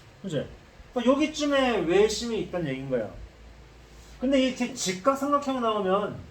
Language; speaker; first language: Korean; native; Korean